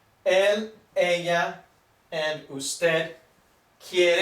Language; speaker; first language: Spanish; non-native, fluent; English